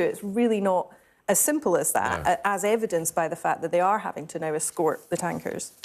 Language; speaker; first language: English; native; English